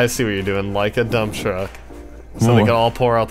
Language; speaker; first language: English; native; English